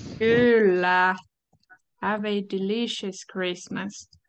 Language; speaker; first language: Finnish; native; Finnish